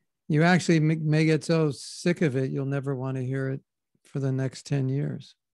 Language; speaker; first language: English; native; English